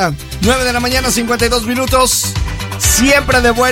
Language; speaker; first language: Spanish; native; Spanish